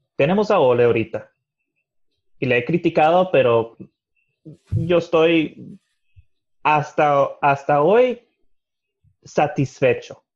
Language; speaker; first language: Spanish; early bilingual, heritage; Spanish